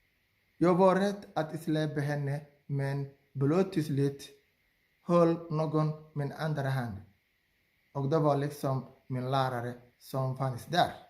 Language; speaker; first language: Swedish; non-native, learner; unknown